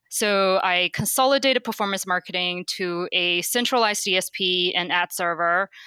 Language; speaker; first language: English; non-native, fluent; Chinese